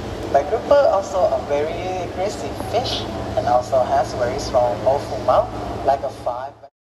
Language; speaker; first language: English; non-native, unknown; Thai